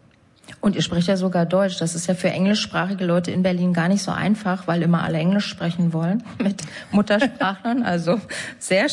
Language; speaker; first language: German; native; German